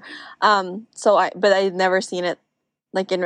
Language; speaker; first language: English; non-native, local second language; Filipino